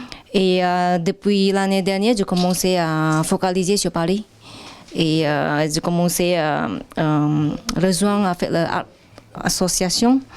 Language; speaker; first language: French; non-native, fluent; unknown